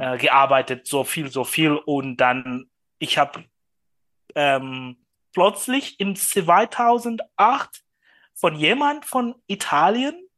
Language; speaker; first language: German; non-native, learner; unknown